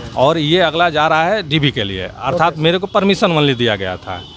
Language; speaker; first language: Hindi; native; Hindi